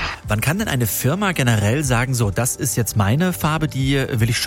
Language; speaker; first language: German; native; German